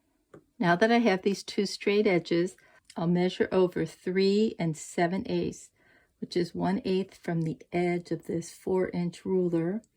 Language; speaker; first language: English; native; English